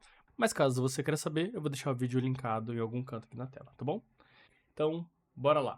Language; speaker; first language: Portuguese; native; Portuguese